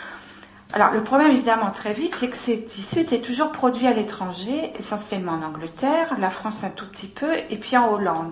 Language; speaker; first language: French; native; French